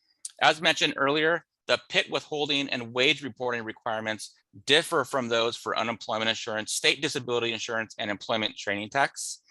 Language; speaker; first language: English; native; English